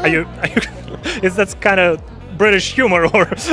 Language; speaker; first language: English; non-native, fluent; Polish